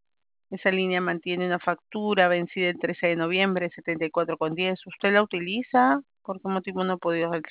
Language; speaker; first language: Spanish; native; Spanish